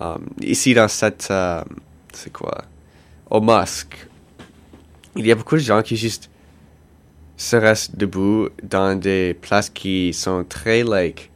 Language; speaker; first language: French; non-native, local second language; English